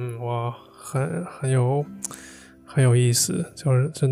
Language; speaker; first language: Chinese; non-native, fluent; English